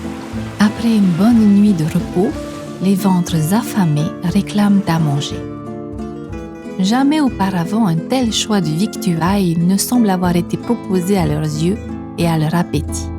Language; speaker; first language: French; native; French